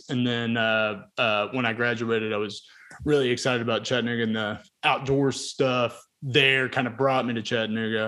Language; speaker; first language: English; native; English